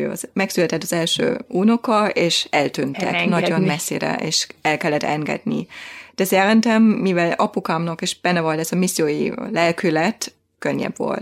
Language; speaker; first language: Hungarian; non-native, fluent; German